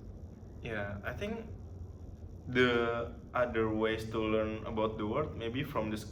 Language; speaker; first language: English; non-native, learner; Indonesian